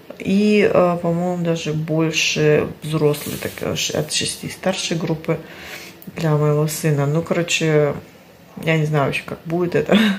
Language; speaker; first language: Russian; early bilingual, heritage; Russian